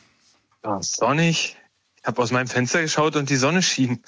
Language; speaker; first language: German; native; German